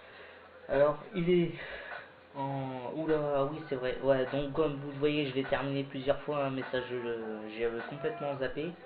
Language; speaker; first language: French; native; French